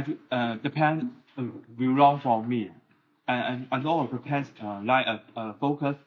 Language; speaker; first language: English; non-native, learner; Chinese